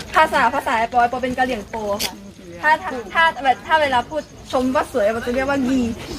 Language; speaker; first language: Thai; non-native, local second language; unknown